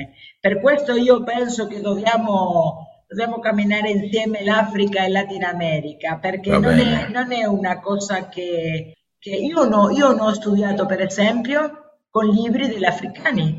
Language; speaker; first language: Italian; non-native, learner; Spanish